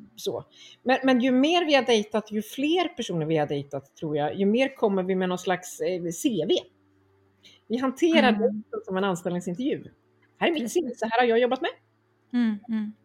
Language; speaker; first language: Swedish; native; Swedish